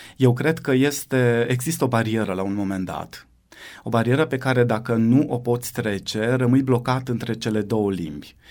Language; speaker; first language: Romanian; native; Romanian